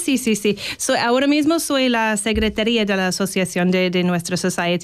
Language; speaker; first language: Spanish; non-native, fluent; English